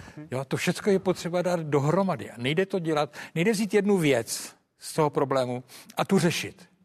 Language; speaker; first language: Czech; native; Czech